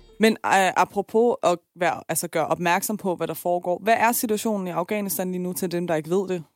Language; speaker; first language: Danish; early bilingual, other home language; Persian